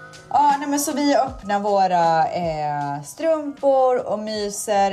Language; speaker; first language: Swedish; native; Swedish